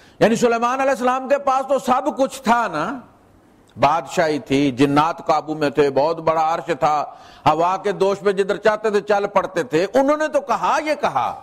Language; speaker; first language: Urdu; non-native, local second language; Punjabi